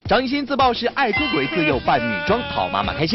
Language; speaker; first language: Chinese; native; Chinese